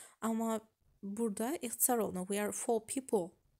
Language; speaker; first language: English; non-native, fluent; Azerbaijani